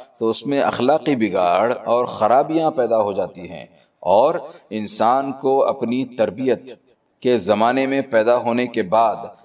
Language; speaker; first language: Urdu; native; Urdu